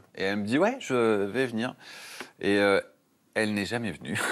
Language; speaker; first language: French; native; French